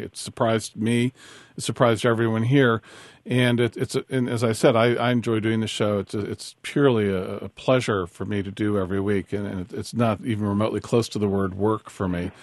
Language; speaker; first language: English; native; English